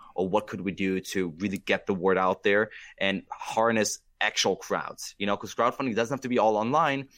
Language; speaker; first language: English; non-native, fluent; German